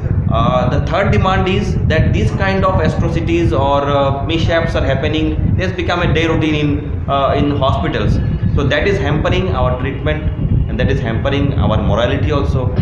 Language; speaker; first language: English; non-native, local second language; Bangla